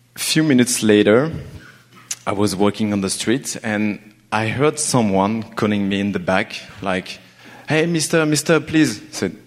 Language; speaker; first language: English; non-native, learner; French